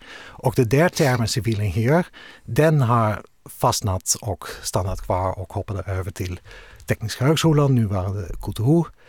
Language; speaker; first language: Swedish; non-native, fluent; Dutch